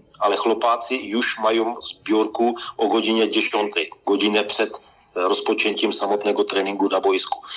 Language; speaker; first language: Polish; non-native, learner; Czech